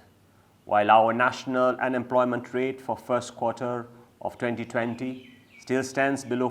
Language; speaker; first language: English; non-native, local second language; Seselwa Creole French